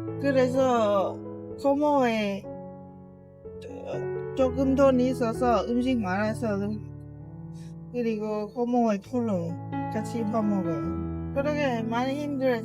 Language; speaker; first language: Korean; non-native, learner; Lao